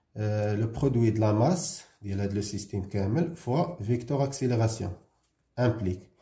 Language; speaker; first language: French; non-native, local second language; Arabic